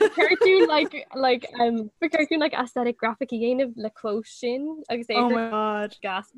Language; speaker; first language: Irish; non-native, local second language; English